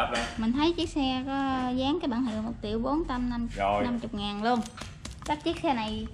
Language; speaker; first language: Vietnamese; native; Vietnamese